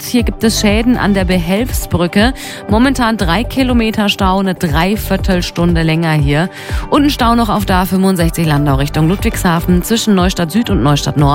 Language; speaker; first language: German; native; German